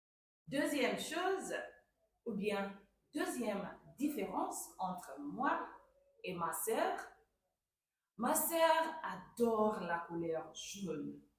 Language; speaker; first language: French; non-native, fluent; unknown